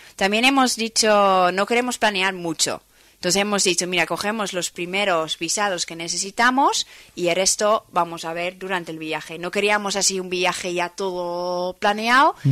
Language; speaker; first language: Spanish; non-native, fluent; Dutch